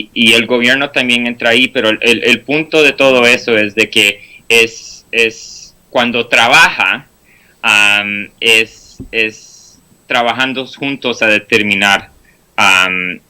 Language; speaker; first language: Spanish; non-native, fluent; English